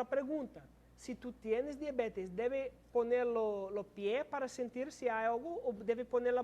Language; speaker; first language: Spanish; non-native, learner; English